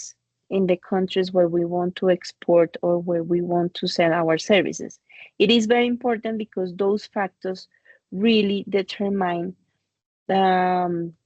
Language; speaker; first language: English; non-native, fluent; Spanish